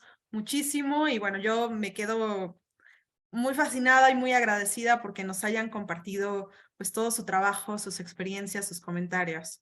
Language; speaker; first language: Spanish; native; Spanish